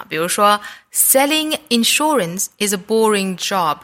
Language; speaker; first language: English; non-native, fluent; Chinese